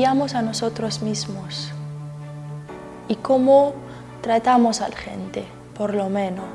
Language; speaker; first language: Spanish; non-native, learner; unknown